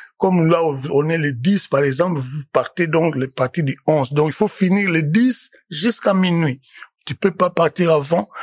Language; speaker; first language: French; non-native, local second language; Lingala